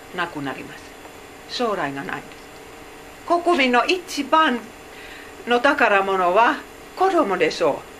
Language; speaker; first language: Japanese; non-native, fluent; Finnish